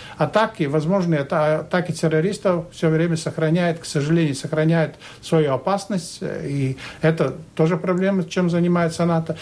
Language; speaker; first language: Russian; non-native, local second language; Latvian